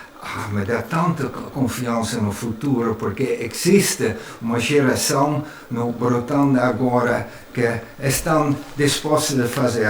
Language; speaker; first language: Portuguese; non-native, fluent; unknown